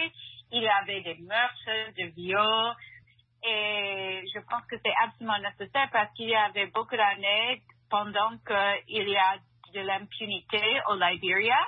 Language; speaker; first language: French; non-native, fluent; English